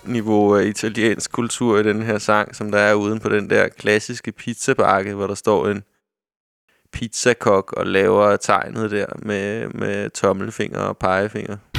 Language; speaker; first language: Danish; native; Danish